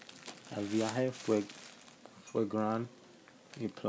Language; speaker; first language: Spanish; non-native, learner; English